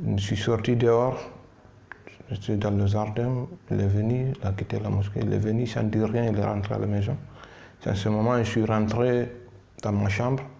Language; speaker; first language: French; non-native, local second language; Fula